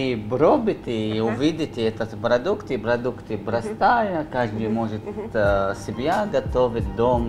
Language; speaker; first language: Russian; non-native, learner; Arabic